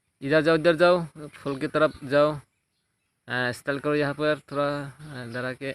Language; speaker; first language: Hindi; non-native, local second language; Kok Borok